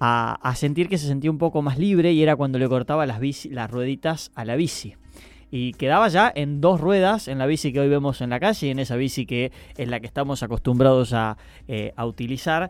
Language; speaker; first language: Spanish; native; Spanish